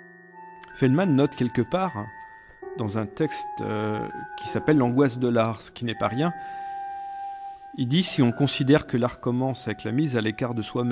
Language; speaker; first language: French; native; French